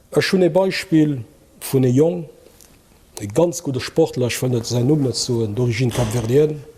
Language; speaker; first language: Luxembourgish; early bilingual, other home language; Kabuverdianu